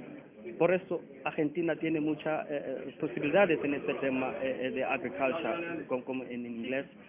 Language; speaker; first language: Spanish; non-native, learner; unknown